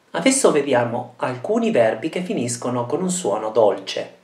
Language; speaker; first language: Italian; non-native, fluent; English